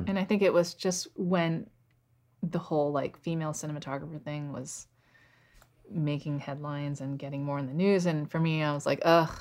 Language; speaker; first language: English; native; English